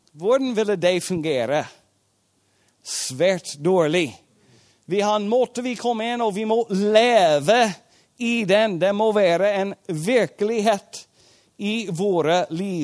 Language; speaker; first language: Norwegian; non-native, fluent; English